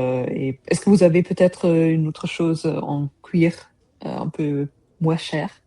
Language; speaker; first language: French; non-native, fluent; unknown